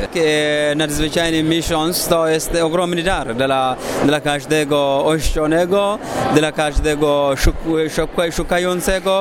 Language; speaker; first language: Polish; non-native, fluent; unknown